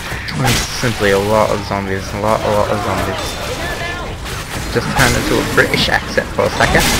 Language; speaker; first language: English; native; English